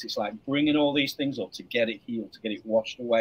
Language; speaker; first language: English; native; English